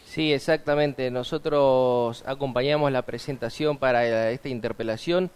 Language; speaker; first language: Spanish; native; Spanish